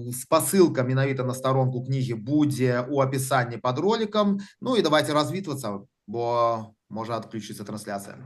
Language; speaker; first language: Belarusian; native; Belarusian